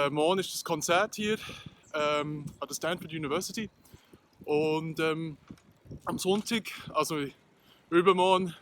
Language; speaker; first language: German; native; German